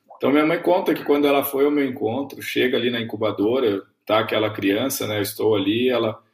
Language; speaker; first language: Portuguese; native; Portuguese